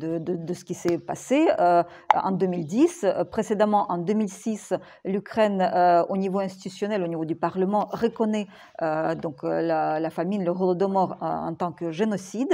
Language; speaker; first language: French; non-native, fluent; Ukrainian